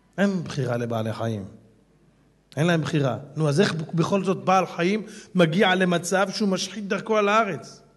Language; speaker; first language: Hebrew; native; Hebrew